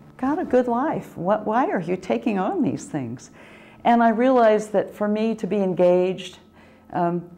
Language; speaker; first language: English; native; English